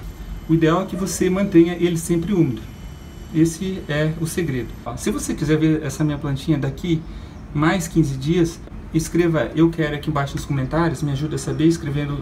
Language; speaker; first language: Portuguese; native; Portuguese